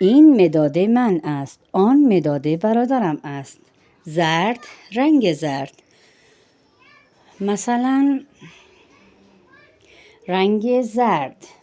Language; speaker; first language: Persian; non-native, fluent; Urdu